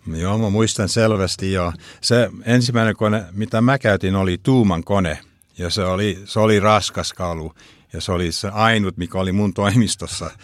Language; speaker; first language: Finnish; early bilingual, heritage; Finnish